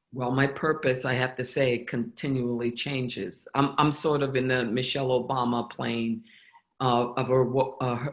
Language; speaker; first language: English; native; English